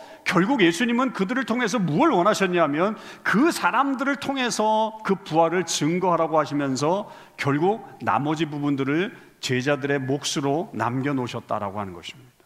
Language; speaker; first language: Korean; native; Korean